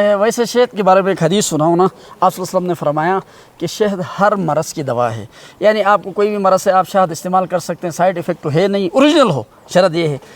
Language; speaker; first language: Urdu; non-native, local second language; Shina